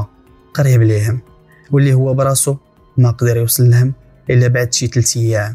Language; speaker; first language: Arabic; native; Arabic